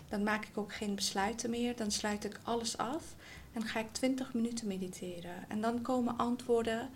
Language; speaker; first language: Dutch; early bilingual, other home language; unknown